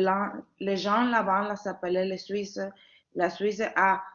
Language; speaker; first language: French; non-native, learner; Spanish